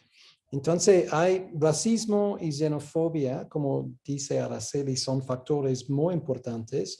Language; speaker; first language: Spanish; non-native, fluent; English